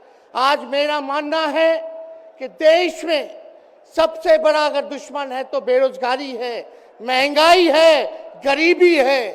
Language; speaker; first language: Hindi; native; Hindi